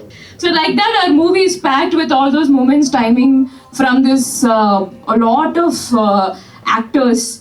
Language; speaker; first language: Telugu; non-native, fluent; Malayalam